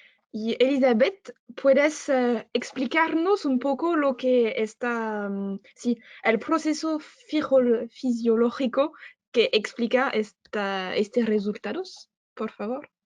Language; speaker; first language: Spanish; non-native, fluent; French